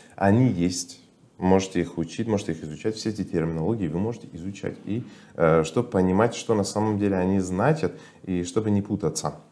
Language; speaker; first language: Russian; non-native, fluent; Persian